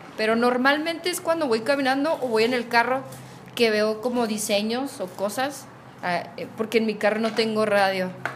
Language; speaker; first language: Spanish; native; Spanish